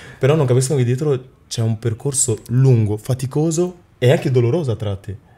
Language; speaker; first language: Italian; early bilingual, other home language; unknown